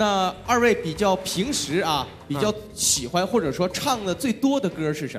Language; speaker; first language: Chinese; native; Chinese